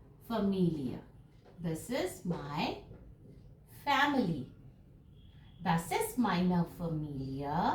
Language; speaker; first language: German; non-native, fluent; Hindi